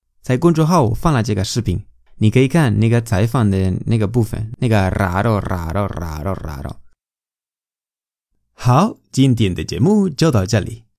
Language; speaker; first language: Chinese; non-native, fluent; Spanish